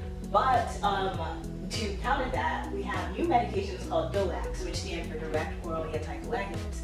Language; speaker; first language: English; native; English